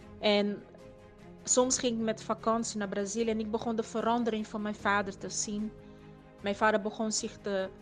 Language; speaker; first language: Dutch; non-native, fluent; Portuguese